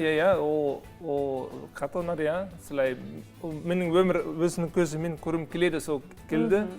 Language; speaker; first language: Kazakh; non-native, learner; Dutch